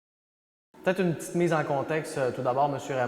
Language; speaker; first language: French; native; French